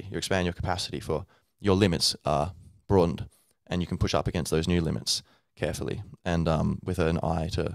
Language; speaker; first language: English; native; English